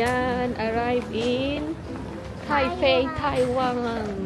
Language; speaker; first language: English; non-native, local second language; Filipino